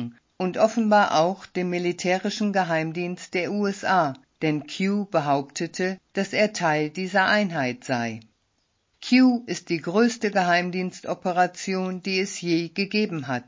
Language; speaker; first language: German; native; German